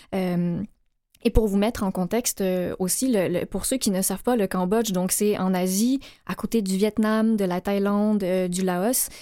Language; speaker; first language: French; native; French